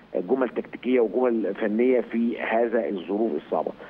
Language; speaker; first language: Arabic; native; Arabic